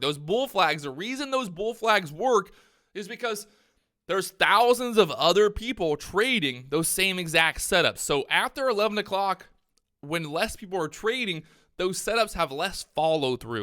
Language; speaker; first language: English; native; English